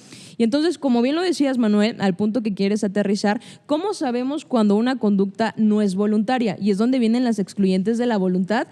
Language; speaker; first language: Spanish; native; Spanish